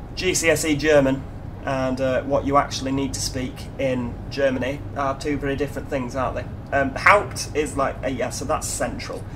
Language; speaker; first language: English; native; English